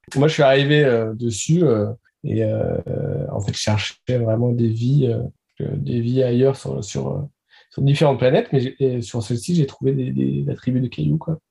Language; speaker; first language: French; native; French